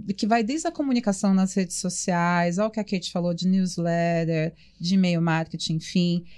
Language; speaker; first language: Portuguese; native; Portuguese